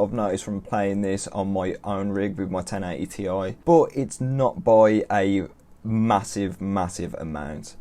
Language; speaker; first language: English; native; English